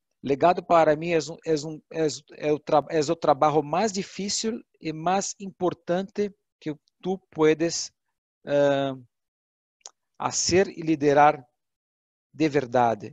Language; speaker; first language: Portuguese; non-native, learner; Spanish